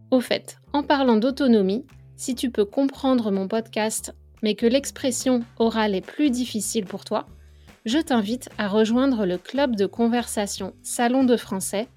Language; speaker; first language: French; native; French